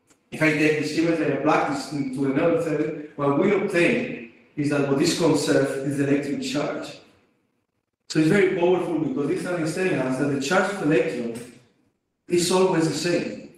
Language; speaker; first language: English; non-native, fluent; Spanish